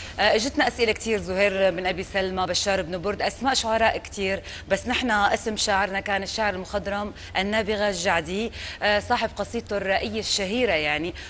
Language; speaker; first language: Arabic; native; Arabic